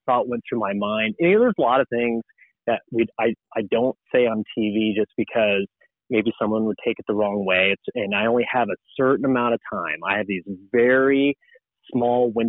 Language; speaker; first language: English; native; English